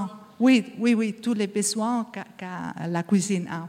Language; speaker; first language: French; non-native, learner; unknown